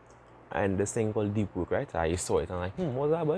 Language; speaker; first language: English; native; English